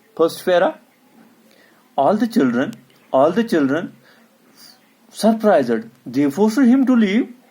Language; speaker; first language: English; non-native, local second language; Urdu